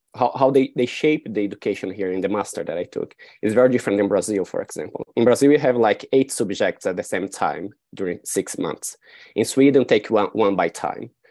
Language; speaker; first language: English; non-native, fluent; Portuguese